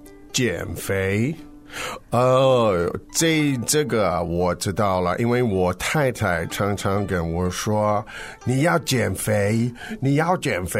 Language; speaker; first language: Chinese; non-native, fluent; English